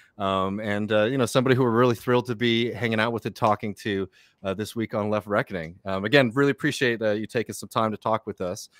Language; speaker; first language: English; native; English